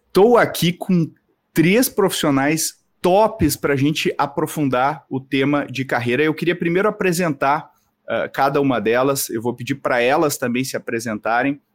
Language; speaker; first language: Portuguese; native; Portuguese